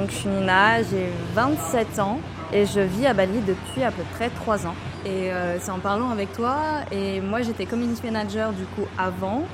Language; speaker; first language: French; native; French